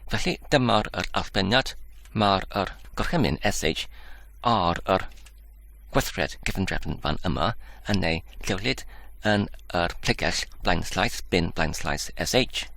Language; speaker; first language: Welsh; non-native, learner; English